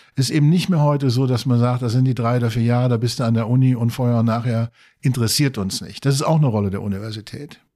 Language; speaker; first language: German; native; German